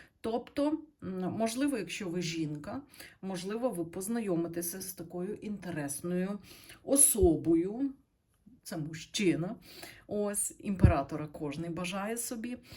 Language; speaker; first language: Ukrainian; non-native, local second language; Russian